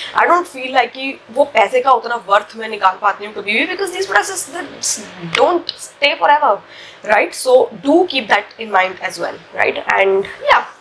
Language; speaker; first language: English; non-native, local second language; Hindi